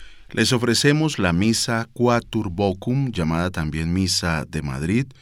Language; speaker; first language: Spanish; native; Spanish